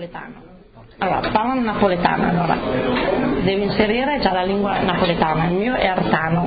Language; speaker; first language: Italian; native; Italian